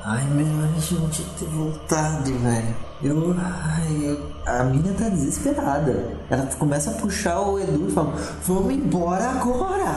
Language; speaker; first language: Portuguese; native; Portuguese